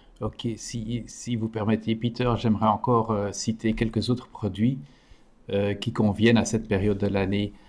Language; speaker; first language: French; native; French